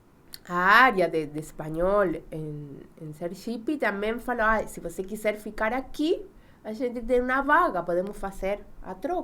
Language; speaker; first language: Portuguese; non-native, fluent; Spanish